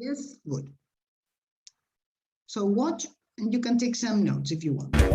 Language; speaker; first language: English; non-native, fluent; Spanish